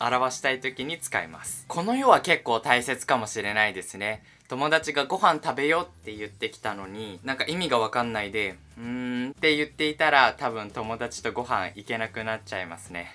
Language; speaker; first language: Japanese; native; Japanese